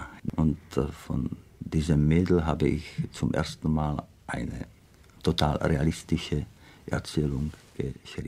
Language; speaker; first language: German; non-native, fluent; Czech